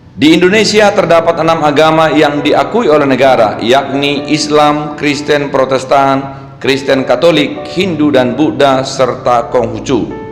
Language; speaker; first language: Indonesian; native; Indonesian